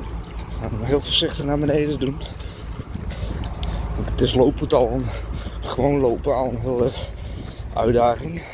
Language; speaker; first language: Dutch; native; Dutch